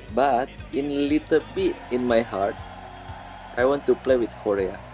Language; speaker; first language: English; non-native, learner; Indonesian